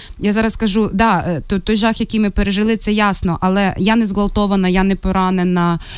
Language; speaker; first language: Ukrainian; non-native, local second language; Russian